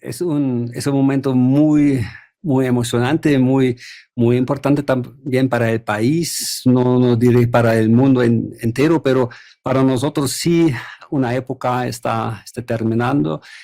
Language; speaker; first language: Spanish; non-native, fluent; German